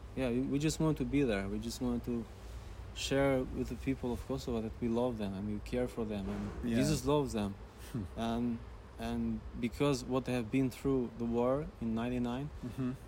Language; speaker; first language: English; non-native, fluent; Albanian